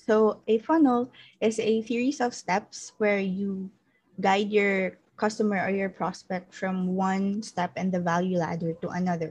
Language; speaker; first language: English; non-native, local second language; Filipino